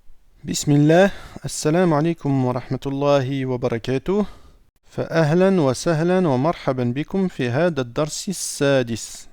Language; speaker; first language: Arabic; non-native, fluent; French